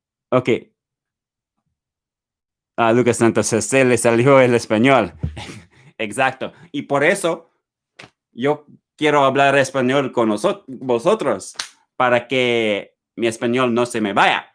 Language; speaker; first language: Spanish; non-native, learner; English